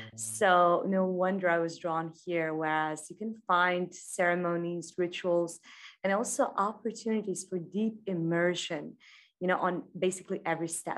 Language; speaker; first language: English; non-native, fluent; Croatian